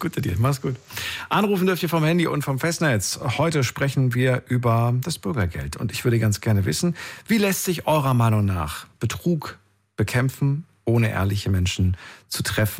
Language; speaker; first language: German; native; German